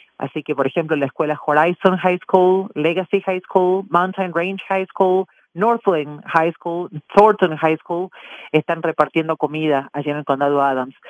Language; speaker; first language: Spanish; native; Spanish